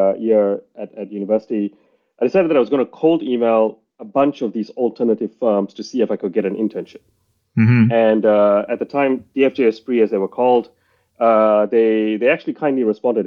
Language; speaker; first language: English; non-native, local second language; Tamil